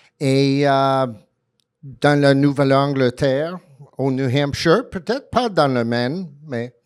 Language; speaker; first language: French; early bilingual, heritage; French